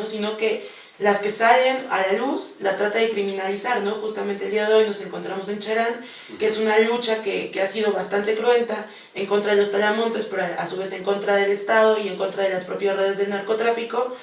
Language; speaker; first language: Spanish; native; Spanish